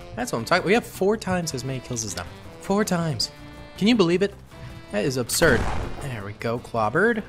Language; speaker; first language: English; native; English